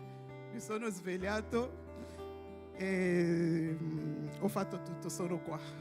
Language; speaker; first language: Italian; non-native, fluent; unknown